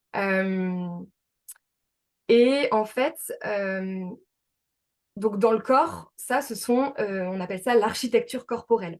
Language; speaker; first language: French; native; French